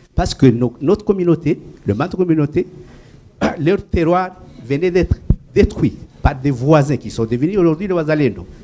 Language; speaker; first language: French; non-native, local second language; Kinyarwanda